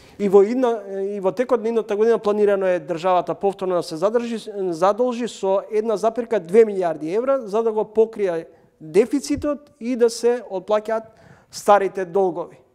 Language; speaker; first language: Macedonian; native; Macedonian